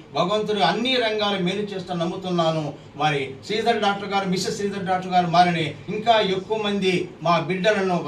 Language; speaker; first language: Telugu; native; Telugu